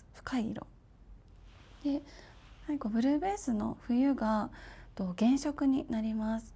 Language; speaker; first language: Japanese; native; Japanese